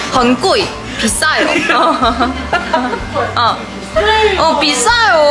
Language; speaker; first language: Chinese; non-native, learner; Korean